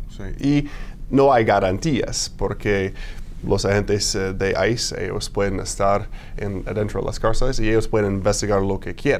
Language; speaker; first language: Spanish; non-native, fluent; English